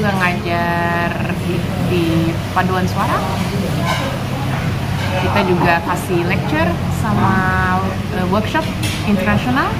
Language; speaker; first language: Indonesian; early bilingual, heritage; English